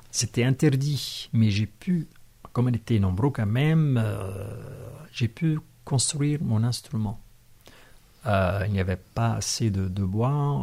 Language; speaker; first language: French; non-native, fluent; Arabic